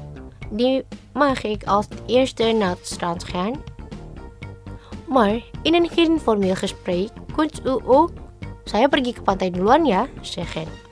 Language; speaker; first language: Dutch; non-native, learner; Indonesian